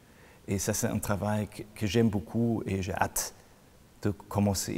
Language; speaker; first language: French; non-native, fluent; German